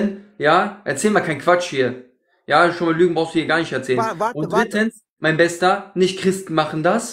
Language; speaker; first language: German; native; German